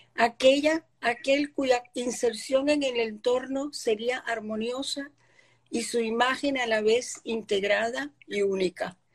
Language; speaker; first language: Spanish; early bilingual, other home language; Polish